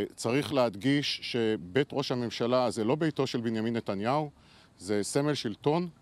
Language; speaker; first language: Hebrew; native; Hebrew